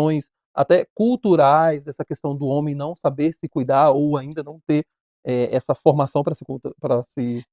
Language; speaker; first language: Portuguese; native; Portuguese